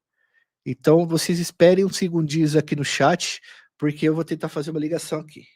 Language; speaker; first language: Portuguese; native; Portuguese